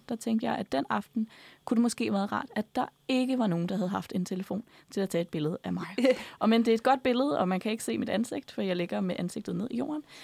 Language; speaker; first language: Danish; native; Danish